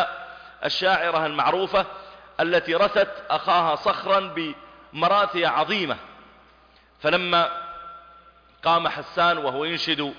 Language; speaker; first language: Arabic; native; Arabic